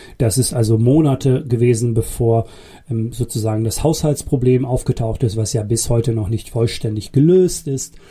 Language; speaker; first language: German; early bilingual, other home language; Bosnian